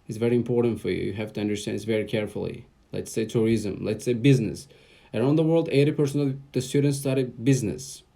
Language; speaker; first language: English; non-native, fluent; Uzbek